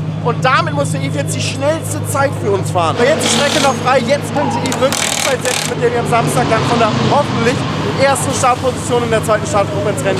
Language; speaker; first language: German; native; German